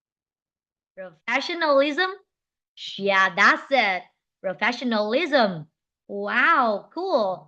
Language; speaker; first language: English; non-native, fluent; Vietnamese